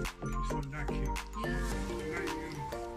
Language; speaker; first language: English; non-native, local second language; Filipino